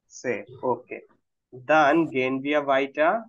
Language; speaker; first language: German; non-native, fluent; Bangla